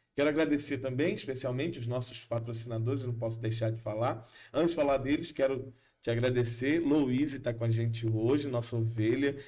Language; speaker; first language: Portuguese; native; Portuguese